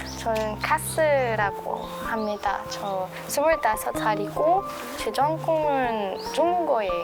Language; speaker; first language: Korean; non-native, learner; French